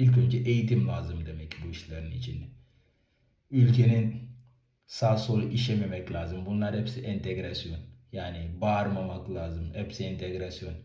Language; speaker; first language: Turkish; non-native, fluent; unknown